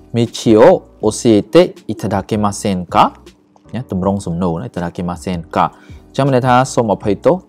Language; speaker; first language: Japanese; non-native, learner; Khmer